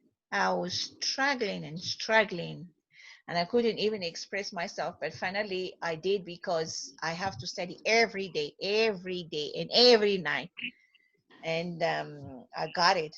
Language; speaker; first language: English; non-native, fluent; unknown